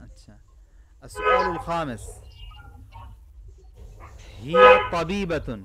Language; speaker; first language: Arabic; non-native, fluent; Bangla